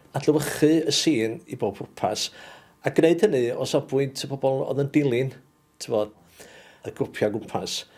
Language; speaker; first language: Welsh; native; Welsh